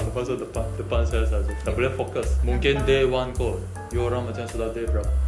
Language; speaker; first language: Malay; non-native, local second language; Chinese